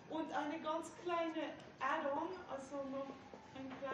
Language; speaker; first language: German; non-native, learner; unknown